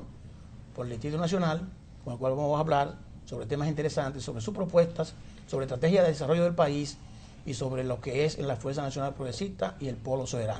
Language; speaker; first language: Spanish; native; Spanish